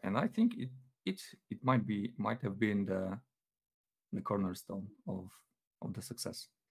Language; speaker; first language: English; non-native, fluent; Polish